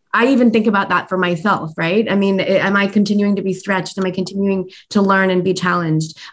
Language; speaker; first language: English; native; English